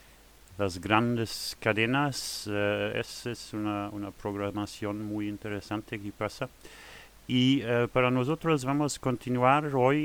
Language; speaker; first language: Spanish; non-native, fluent; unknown